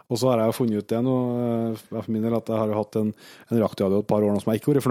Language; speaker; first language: Norwegian; native; Norwegian